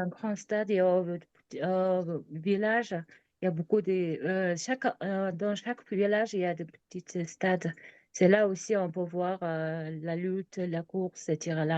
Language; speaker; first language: French; non-native, learner; Mongolian